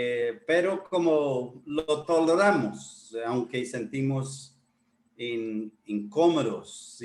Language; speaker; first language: Spanish; non-native, fluent; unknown